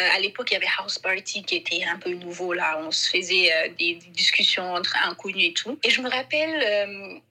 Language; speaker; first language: French; non-native, local second language; Bambara